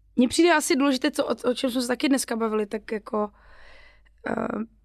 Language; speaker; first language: Czech; non-native, local second language; Polish